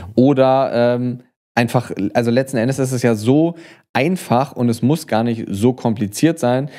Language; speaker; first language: German; native; German